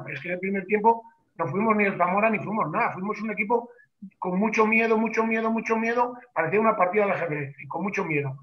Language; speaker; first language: Spanish; native; Spanish